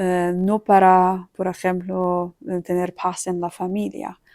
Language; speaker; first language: Spanish; non-native, fluent; Persian